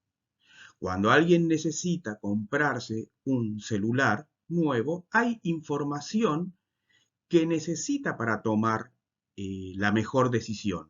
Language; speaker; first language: Spanish; native; Spanish